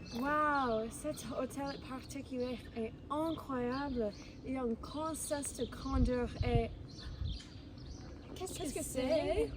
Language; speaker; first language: French; non-native, learner; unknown